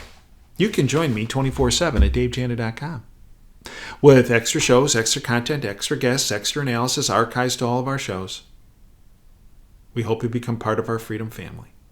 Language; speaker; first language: English; native; English